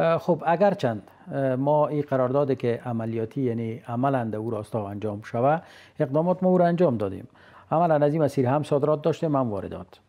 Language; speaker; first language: Persian; native; Persian